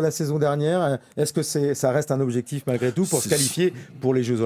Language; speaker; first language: French; native; French